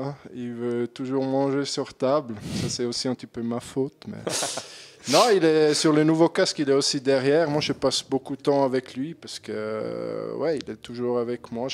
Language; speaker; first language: French; non-native, learner; German